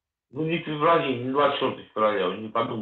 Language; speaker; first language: Russian; native; Russian